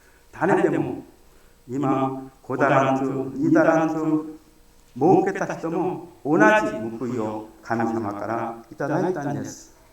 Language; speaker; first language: Japanese; non-native, fluent; Korean